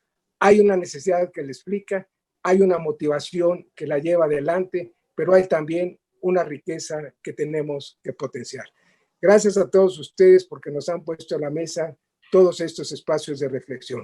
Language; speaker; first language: Spanish; native; Spanish